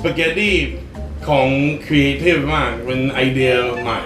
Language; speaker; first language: Thai; non-native, fluent; English